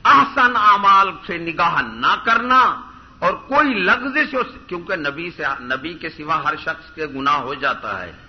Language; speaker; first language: Urdu; non-native, local second language; Punjabi